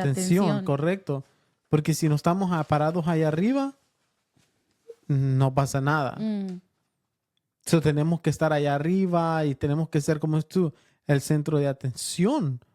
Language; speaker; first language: Spanish; early bilingual, heritage; Spanish